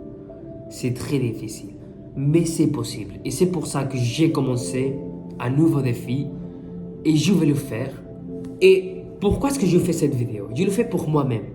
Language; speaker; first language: French; non-native, fluent; Spanish